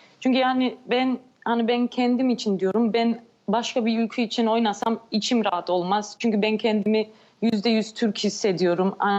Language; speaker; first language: Turkish; early bilingual, heritage; Turkish